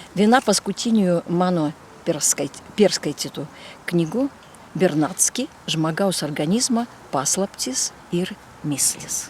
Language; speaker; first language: Lithuanian; non-native, fluent; Russian